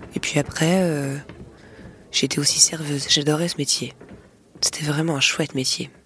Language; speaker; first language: French; native; French